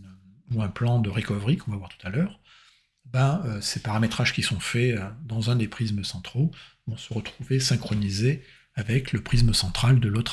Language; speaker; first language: French; native; French